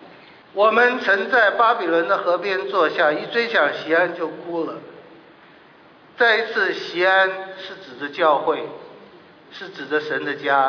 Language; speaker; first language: Chinese; native; Chinese